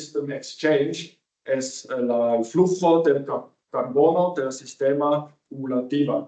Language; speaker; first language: Spanish; non-native, fluent; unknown